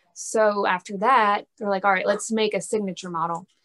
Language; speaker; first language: English; native; English